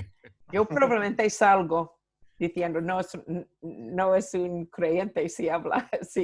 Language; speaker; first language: Spanish; non-native, fluent; English